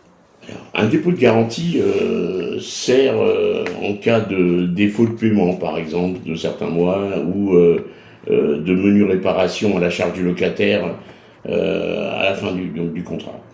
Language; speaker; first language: French; native; French